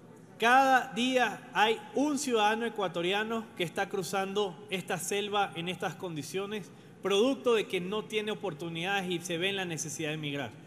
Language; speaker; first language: Spanish; native; Spanish